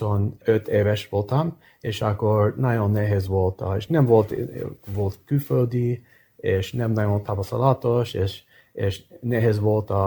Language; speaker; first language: Hungarian; early bilingual, heritage; English